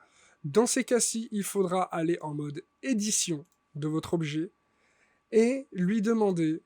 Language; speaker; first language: French; native; French